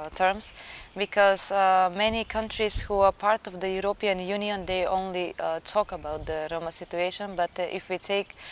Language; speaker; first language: English; non-native, fluent; Macedonian